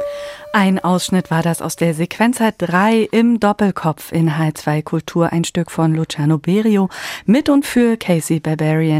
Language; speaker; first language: German; native; German